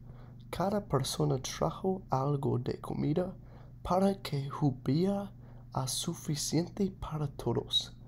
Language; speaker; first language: Spanish; non-native, learner; English